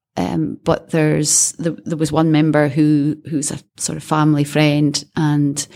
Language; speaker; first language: English; native; English